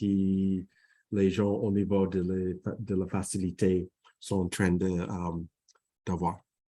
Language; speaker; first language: French; non-native, fluent; English